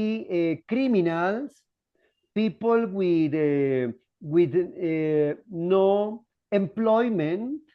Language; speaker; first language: English; non-native, fluent; Spanish